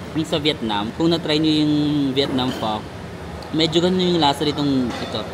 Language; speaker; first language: Filipino; non-native, local second language; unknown